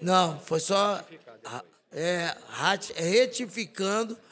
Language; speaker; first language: Portuguese; native; Portuguese